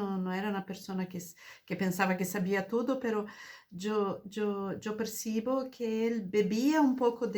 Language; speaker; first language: Spanish; non-native, fluent; Portuguese